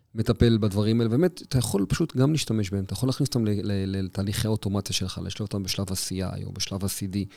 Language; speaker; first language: Hebrew; native; Hebrew